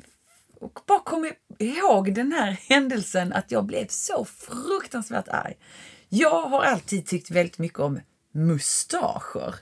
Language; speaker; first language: Swedish; native; Swedish